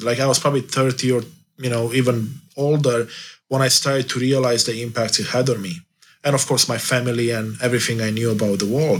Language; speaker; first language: English; non-native, fluent; Romanian